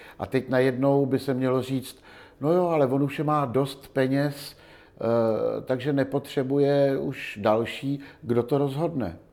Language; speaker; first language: Czech; native; Czech